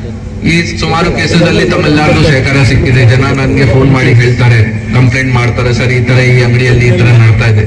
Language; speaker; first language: Kannada; non-native, local second language; Hindi